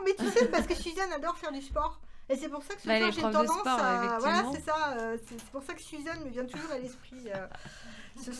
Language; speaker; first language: French; native; French